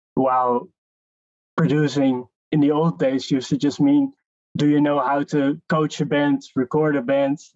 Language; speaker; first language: English; non-native, fluent; Dutch